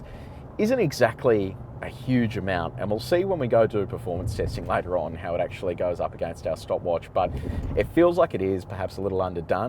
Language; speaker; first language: English; native; English